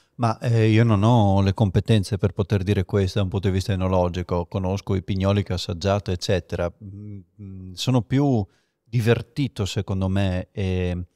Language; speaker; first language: Italian; native; Italian